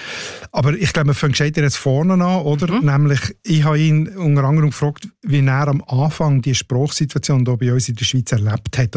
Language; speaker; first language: German; native; German